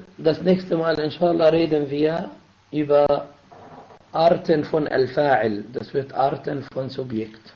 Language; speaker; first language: German; non-native, fluent; Arabic